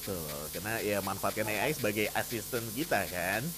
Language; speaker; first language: Indonesian; native; Indonesian